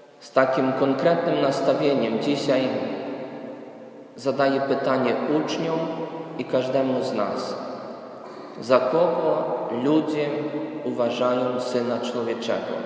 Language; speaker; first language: Polish; non-native, fluent; Ukrainian